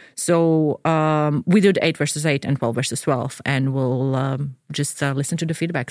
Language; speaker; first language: English; non-native, fluent; Croatian